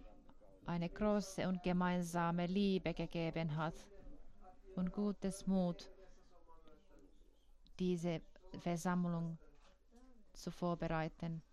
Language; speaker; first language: German; non-native, fluent; Finnish